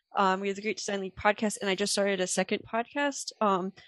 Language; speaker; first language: English; native; English